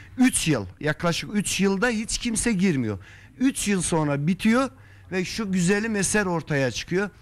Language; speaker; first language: Turkish; native; Turkish